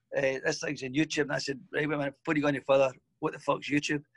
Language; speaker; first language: English; native; English